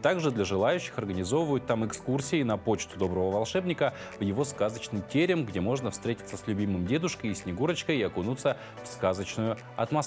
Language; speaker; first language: Russian; native; Russian